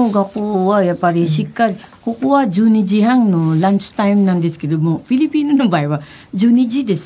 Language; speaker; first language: Japanese; non-native, fluent; Filipino